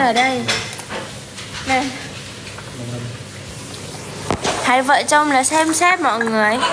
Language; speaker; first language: Vietnamese; non-native, learner; Javanese